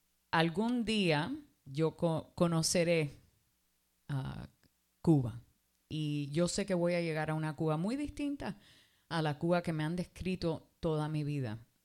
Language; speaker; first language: Spanish; early bilingual, heritage; Spanish